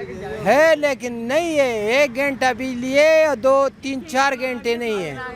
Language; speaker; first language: Hindi; non-native, local second language; Pashto